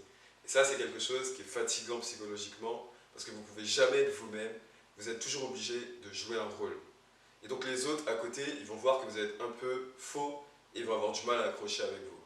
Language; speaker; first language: French; native; French